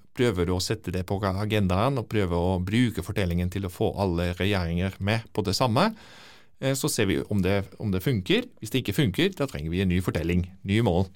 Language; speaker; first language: Norwegian; non-native, fluent; Dutch